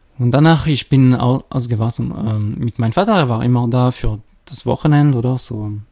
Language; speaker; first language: German; non-native, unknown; French